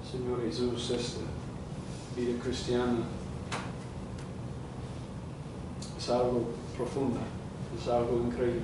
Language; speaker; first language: Spanish; non-native, fluent; English